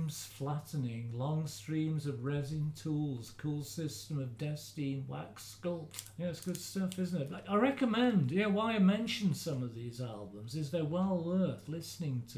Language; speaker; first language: English; native; English